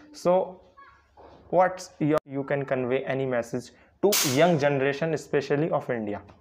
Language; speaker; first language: English; non-native, local second language; Hindi